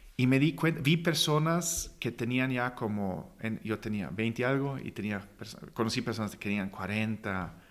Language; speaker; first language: Spanish; non-native, fluent; German